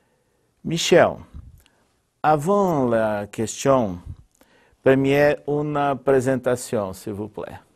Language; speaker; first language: French; non-native, learner; Portuguese